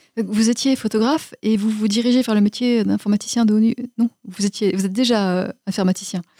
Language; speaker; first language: French; native; French